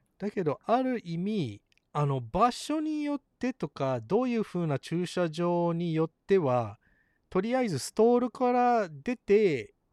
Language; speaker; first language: Japanese; early bilingual, heritage; Japanese